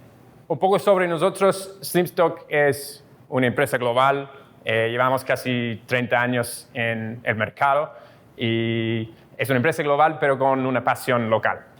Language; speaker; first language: Spanish; non-native, fluent; English